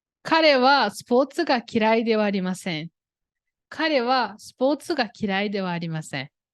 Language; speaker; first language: Japanese; non-native, fluent; Portuguese